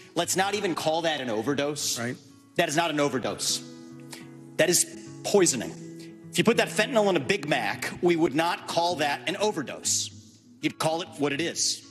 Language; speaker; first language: English; native; English